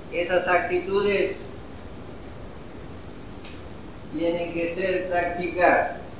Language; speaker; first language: Spanish; non-native, fluent; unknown